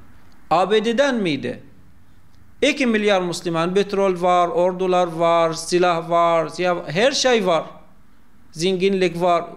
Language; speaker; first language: Turkish; non-native, fluent; Arabic